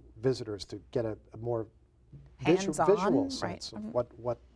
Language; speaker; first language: English; native; English